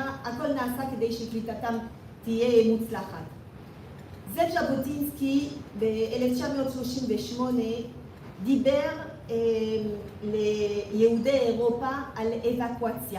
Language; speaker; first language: Hebrew; non-native, fluent; French